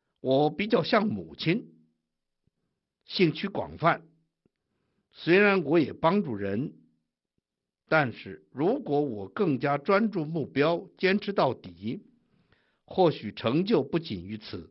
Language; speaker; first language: Chinese; native; Chinese